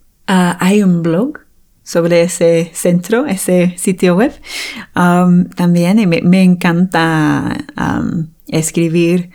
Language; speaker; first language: Spanish; non-native, fluent; English